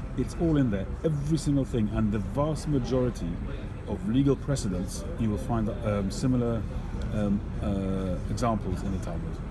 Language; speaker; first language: English; native; English